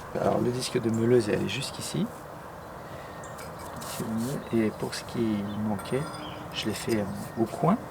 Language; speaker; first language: French; native; French